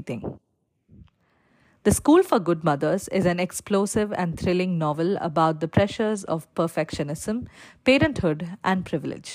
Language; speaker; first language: English; non-native, local second language; Malayalam